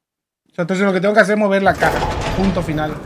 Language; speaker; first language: Spanish; native; Spanish